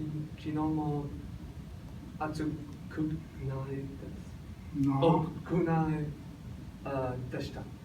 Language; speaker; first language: Japanese; non-native, learner; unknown